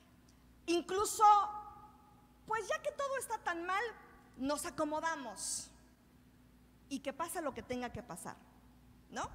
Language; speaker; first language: Spanish; native; Spanish